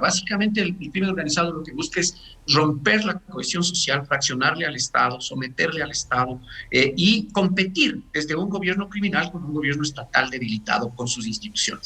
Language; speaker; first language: Spanish; native; Spanish